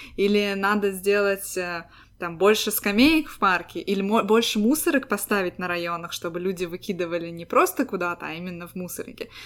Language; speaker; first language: Russian; native; Russian